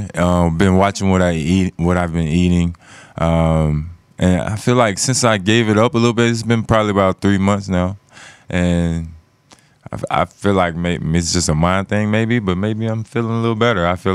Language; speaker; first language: English; native; English